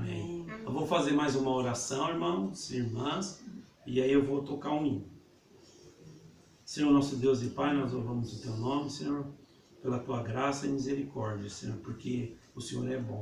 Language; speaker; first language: Portuguese; native; Portuguese